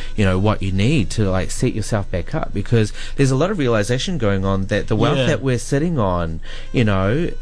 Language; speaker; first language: English; native; English